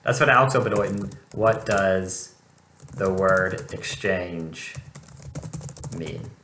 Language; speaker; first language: German; non-native, fluent; English